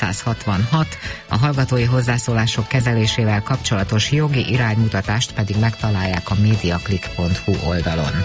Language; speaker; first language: Hungarian; native; Hungarian